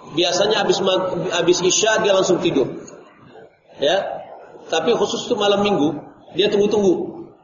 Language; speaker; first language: Indonesian; non-native, local second language; Minangkabau